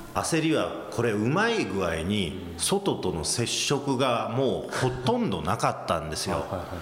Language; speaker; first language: Japanese; early bilingual, heritage; English